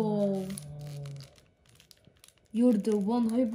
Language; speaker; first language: Nepali; early bilingual, heritage; Nepali